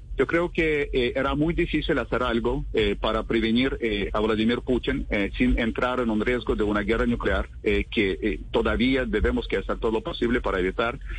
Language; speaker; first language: Spanish; non-native, fluent; Russian